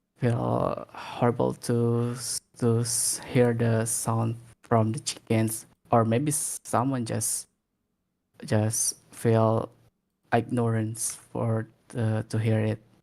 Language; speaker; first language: English; non-native, learner; Indonesian